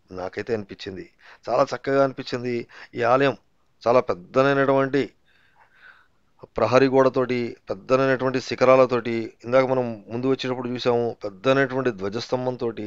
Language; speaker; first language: Telugu; native; Telugu